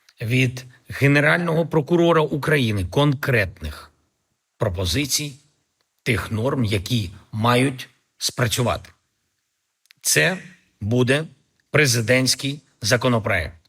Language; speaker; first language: Ukrainian; native; Ukrainian